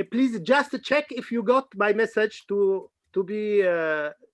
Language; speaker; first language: English; non-native, fluent; Arabic